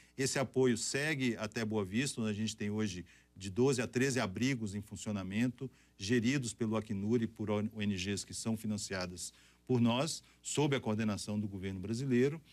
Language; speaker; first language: Portuguese; native; Portuguese